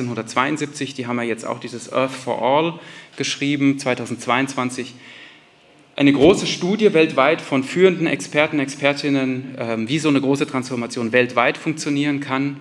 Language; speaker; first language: German; native; German